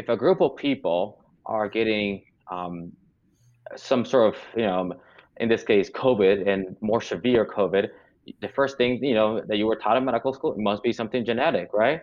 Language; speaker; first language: English; non-native, fluent; Spanish